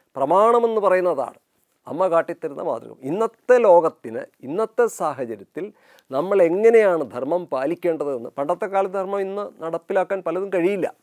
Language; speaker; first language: Malayalam; native; Malayalam